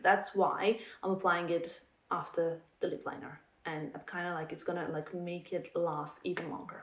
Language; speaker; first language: English; non-native, fluent; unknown